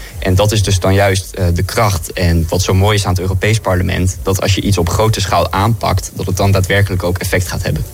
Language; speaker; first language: Dutch; native; Dutch